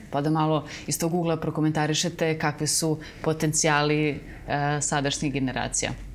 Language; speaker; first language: Bosnian; native; Bosnian